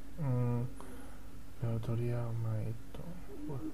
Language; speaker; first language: Japanese; non-native, learner; Chinese